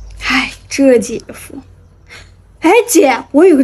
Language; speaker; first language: Chinese; native; Chinese